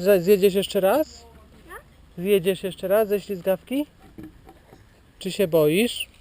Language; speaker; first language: Polish; native; Polish